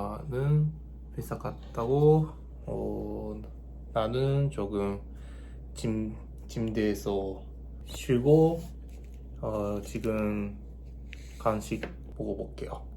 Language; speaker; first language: Korean; non-native, learner; Japanese